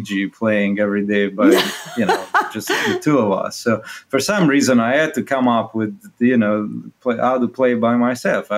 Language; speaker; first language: English; non-native, fluent; Italian